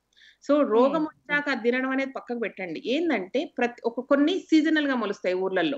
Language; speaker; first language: Telugu; native; Telugu